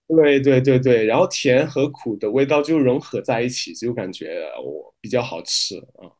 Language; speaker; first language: Chinese; non-native, fluent; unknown